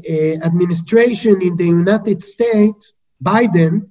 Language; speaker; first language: English; non-native, fluent; Hebrew